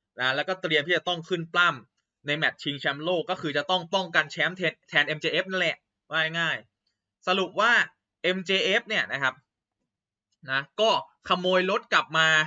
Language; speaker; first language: Thai; native; Thai